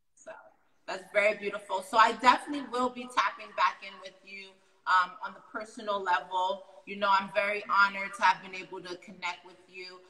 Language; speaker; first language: English; native; English